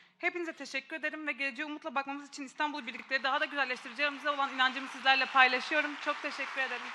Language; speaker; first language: Turkish; native; Turkish